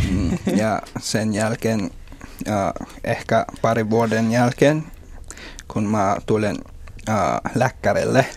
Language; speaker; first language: Finnish; non-native, fluent; Filipino